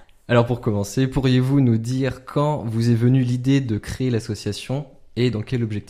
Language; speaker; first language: French; native; French